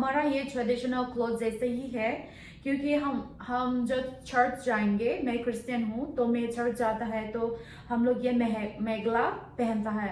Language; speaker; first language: Hindi; non-native, local second language; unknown